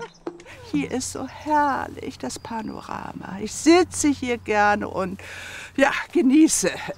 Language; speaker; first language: German; native; German